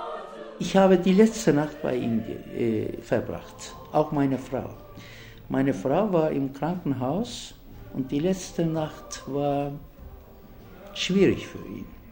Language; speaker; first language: German; non-native, fluent; Turkish